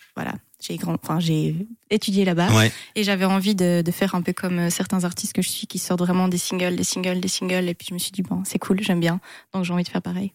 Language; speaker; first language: French; native; French